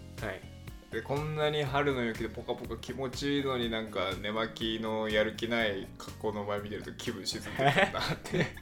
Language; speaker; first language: Japanese; native; Japanese